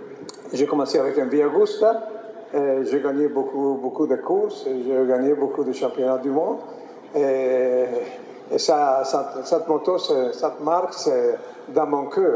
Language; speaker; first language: French; non-native, fluent; Italian